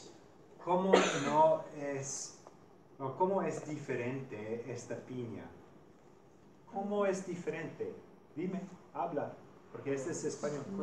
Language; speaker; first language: Spanish; non-native, fluent; English